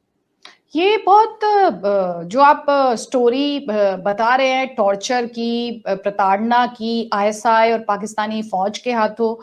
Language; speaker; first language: Hindi; native; Hindi